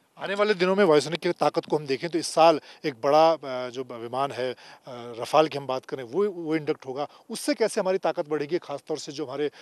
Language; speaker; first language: Hindi; native; Hindi